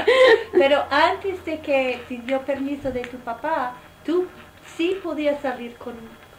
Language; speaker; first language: Spanish; non-native, fluent; English